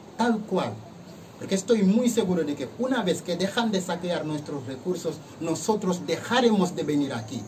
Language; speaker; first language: Spanish; non-native, fluent; Wolof